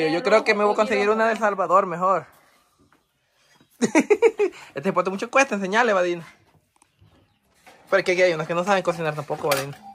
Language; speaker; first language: Spanish; native; Spanish